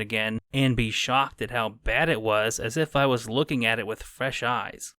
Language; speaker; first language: English; native; English